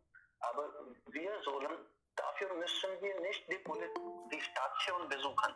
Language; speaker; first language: German; non-native, learner; Hindi